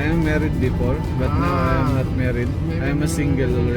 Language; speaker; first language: English; non-native, local second language; Filipino